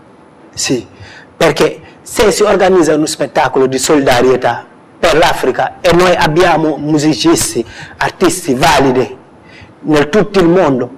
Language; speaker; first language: Italian; non-native, fluent; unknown